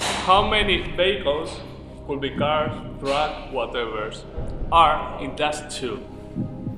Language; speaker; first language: English; non-native, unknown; Spanish